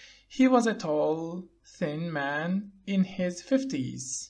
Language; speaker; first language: English; non-native, fluent; Turkish